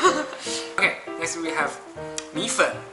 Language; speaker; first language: English; non-native, learner; Chinese